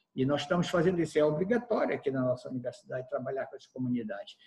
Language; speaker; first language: Portuguese; native; Portuguese